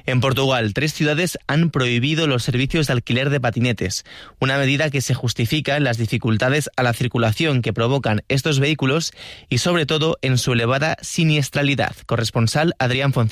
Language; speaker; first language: Spanish; native; Spanish